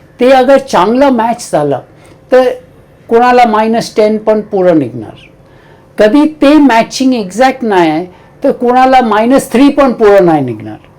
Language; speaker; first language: Marathi; non-native, local second language; Hindi